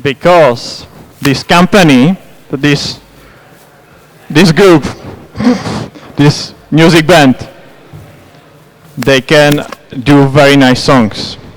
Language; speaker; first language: English; non-native, fluent; Czech